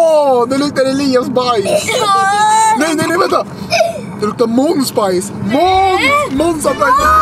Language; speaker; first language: Swedish; native; Swedish